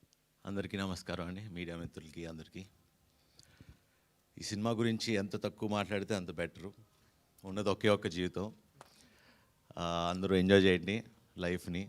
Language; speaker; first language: Telugu; native; Telugu